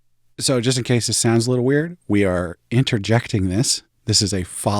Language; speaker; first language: English; native; English